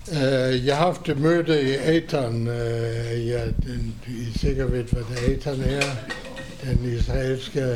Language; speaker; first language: Danish; non-native, fluent; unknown